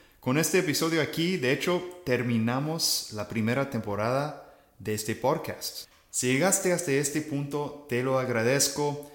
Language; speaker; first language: Spanish; non-native, fluent; English